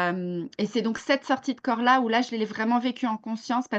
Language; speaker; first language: French; native; French